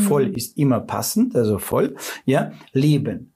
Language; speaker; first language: German; non-native, fluent; Russian